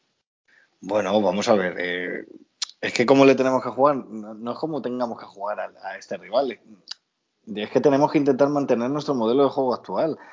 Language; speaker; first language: Spanish; native; Spanish